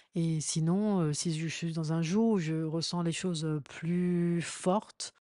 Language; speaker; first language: French; native; French